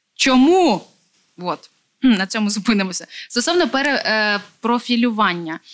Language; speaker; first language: Ukrainian; native; Ukrainian